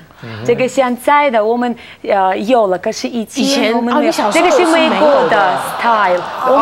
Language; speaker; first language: Chinese; non-native, learner; Russian